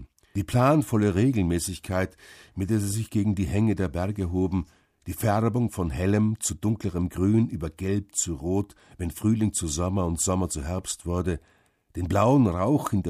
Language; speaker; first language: German; native; German